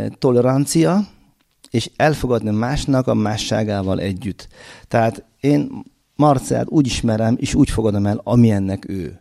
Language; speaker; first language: Hungarian; non-native, fluent; Turkish